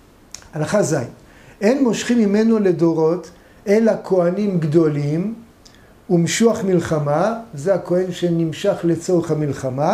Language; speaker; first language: Hebrew; native; Hebrew